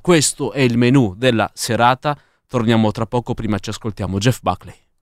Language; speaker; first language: Italian; native; Italian